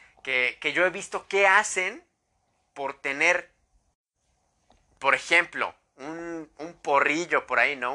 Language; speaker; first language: Spanish; native; Spanish